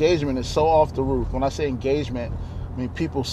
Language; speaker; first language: English; native; English